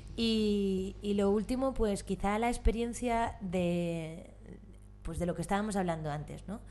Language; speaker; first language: Spanish; native; Spanish